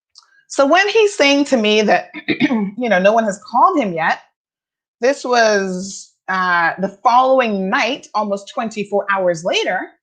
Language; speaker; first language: English; native; English